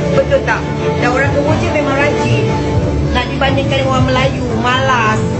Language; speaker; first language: Malay; early bilingual, other home language; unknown